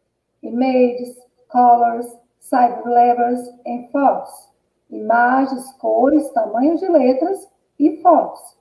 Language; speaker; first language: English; non-native, fluent; Portuguese